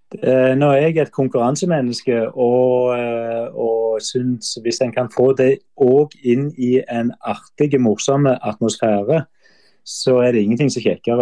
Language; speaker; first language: Norwegian; native; Norwegian